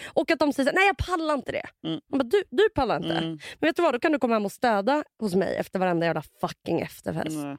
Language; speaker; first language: Swedish; early bilingual, other home language; Russian